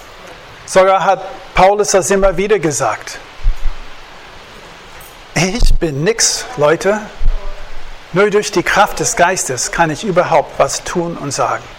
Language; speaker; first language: German; non-native, fluent; English